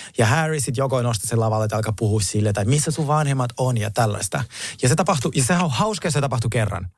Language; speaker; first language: Finnish; non-native, fluent; Russian